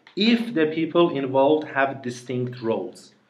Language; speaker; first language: English; non-native, fluent; Persian